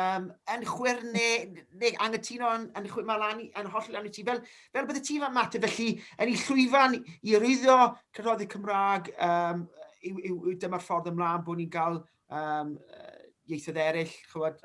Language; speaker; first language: Welsh; native; Welsh